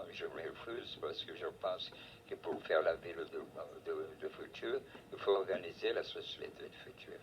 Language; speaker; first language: French; non-native, fluent; Portuguese